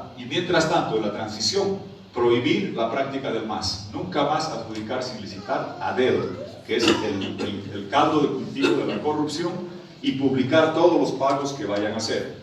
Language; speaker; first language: Spanish; native; Spanish